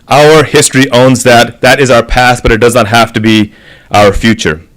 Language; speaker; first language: English; native; English